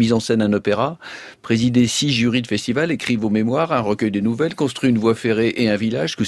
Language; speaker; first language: French; native; French